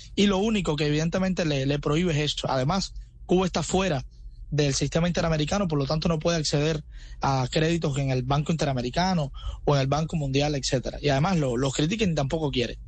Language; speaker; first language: Spanish; native; Spanish